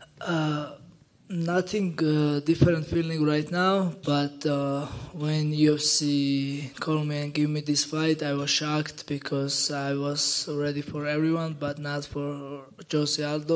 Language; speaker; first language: English; non-native, learner; Georgian